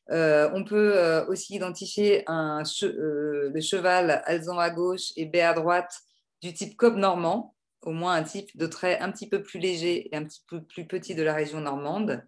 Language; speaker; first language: French; native; French